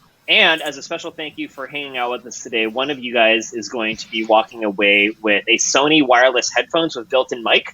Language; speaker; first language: English; native; English